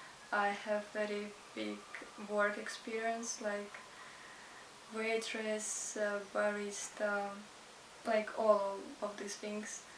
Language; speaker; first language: English; non-native, learner; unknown